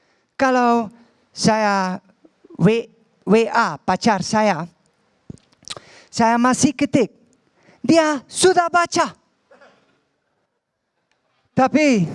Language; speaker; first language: Indonesian; non-native, fluent; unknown